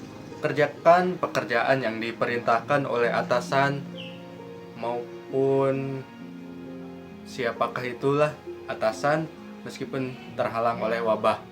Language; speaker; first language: Indonesian; native; Indonesian